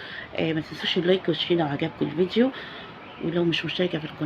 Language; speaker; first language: Arabic; native; Arabic